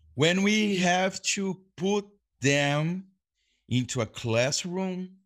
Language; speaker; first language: English; non-native, fluent; Portuguese